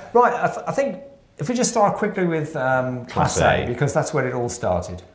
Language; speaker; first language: English; native; English